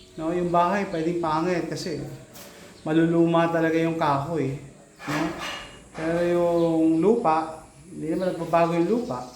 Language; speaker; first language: Filipino; native; Filipino